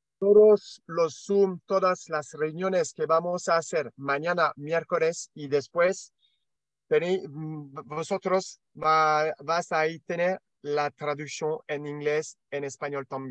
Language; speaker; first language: Spanish; non-native, learner; French